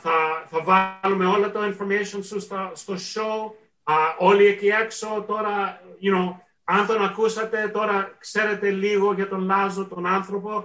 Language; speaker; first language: Greek; early bilingual, heritage; Greek